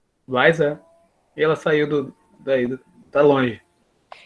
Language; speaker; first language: Portuguese; native; Portuguese